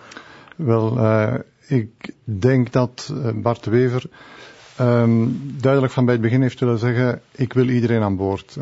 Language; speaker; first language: Dutch; native; Dutch